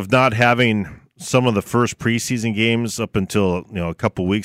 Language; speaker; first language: English; native; English